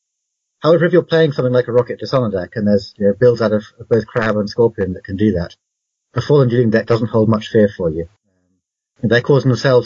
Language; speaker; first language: English; native; English